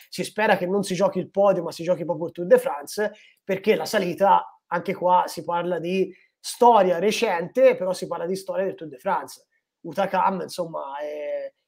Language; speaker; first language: Italian; native; Italian